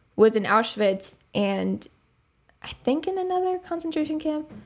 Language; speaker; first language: English; non-native, fluent; Spanish